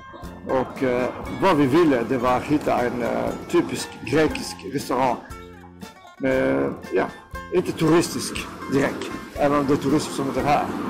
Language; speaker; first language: Swedish; non-native, fluent; Greek